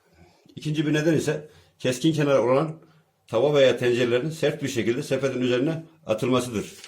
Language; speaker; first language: Turkish; native; Turkish